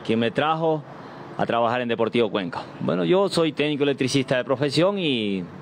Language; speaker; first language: Spanish; native; Spanish